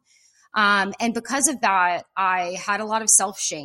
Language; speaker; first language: English; native; English